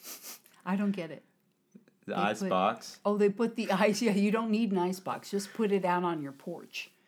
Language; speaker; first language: English; native; English